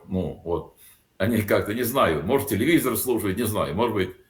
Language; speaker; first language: Russian; non-native, local second language; Latvian